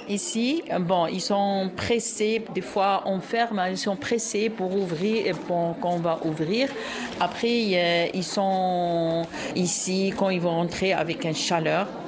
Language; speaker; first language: French; non-native, local second language; Arabic